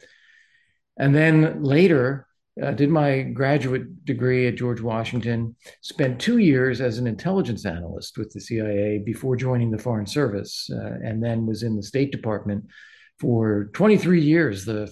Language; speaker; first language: English; native; English